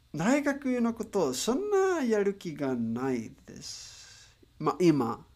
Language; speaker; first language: Japanese; non-native, learner; Spanish